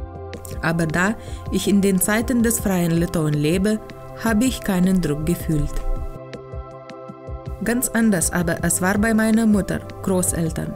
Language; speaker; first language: German; non-native, fluent; Lithuanian